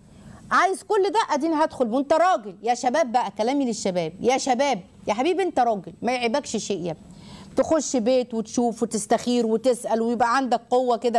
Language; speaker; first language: Arabic; native; Arabic